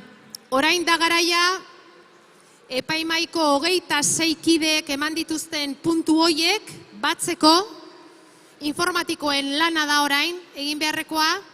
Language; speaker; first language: Basque; native; Basque